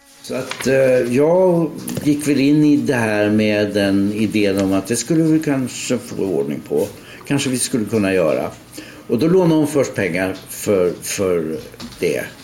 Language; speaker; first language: Swedish; non-native, fluent; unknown